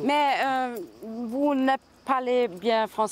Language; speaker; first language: French; non-native, learner; German